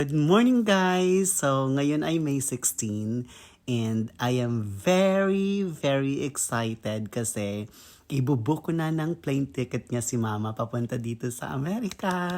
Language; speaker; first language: Filipino; non-native, local second language; Kinaray-a